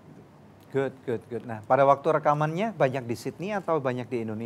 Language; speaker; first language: Indonesian; native; Indonesian